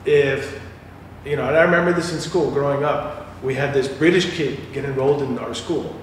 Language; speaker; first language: English; native; English